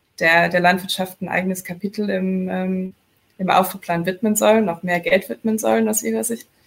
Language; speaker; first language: German; native; German